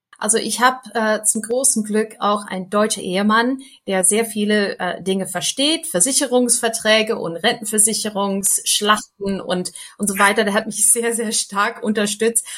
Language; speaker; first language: German; non-native, fluent; English